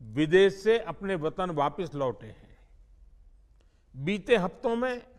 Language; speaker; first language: Hindi; non-native, local second language; Gujarati